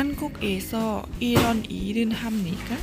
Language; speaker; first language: Korean; non-native, learner; Lao